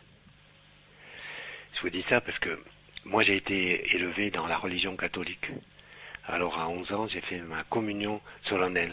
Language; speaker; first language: French; native; French